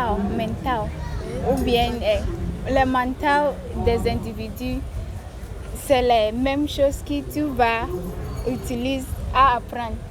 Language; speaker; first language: French; non-native, learner; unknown